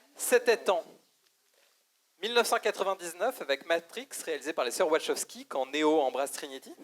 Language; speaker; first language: French; native; French